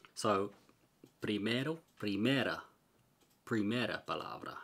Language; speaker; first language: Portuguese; non-native, learner; English